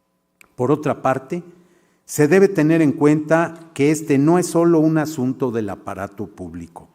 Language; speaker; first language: Spanish; native; Spanish